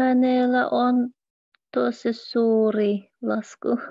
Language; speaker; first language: Finnish; non-native, learner; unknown